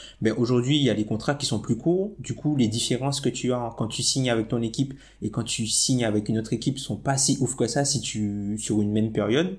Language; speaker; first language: French; native; French